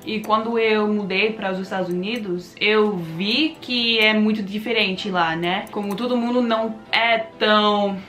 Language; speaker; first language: Portuguese; non-native, learner; English